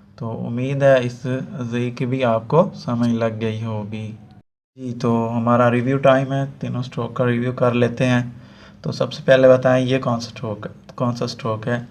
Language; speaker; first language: Urdu; non-native, local second language; Punjabi